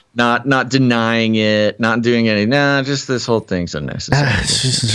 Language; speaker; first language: English; native; English